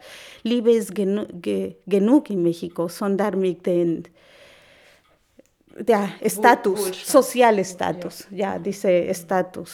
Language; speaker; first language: German; non-native, learner; Spanish